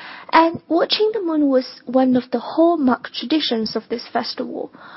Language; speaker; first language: English; non-native, fluent; Chinese